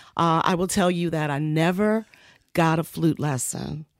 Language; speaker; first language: English; early bilingual, other home language; Spanish